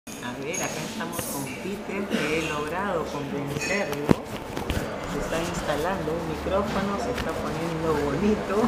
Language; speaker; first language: Spanish; native; Spanish